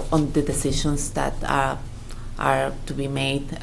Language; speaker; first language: English; non-native, fluent; Spanish